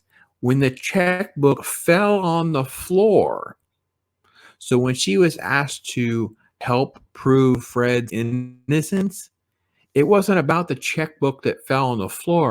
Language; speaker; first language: English; native; English